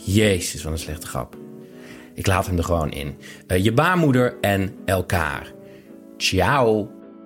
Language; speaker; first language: Dutch; native; Dutch